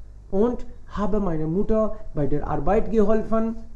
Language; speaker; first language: German; non-native, fluent; Hindi